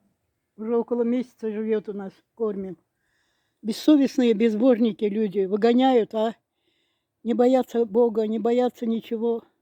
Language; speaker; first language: Russian; non-native, fluent; Azerbaijani